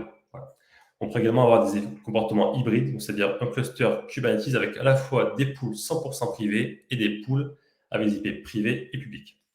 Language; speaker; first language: French; native; French